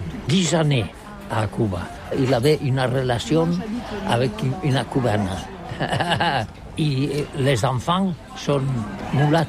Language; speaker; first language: French; non-native, learner; Catalan